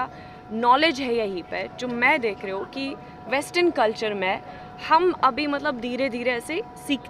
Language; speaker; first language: Hindi; non-native, fluent; Swedish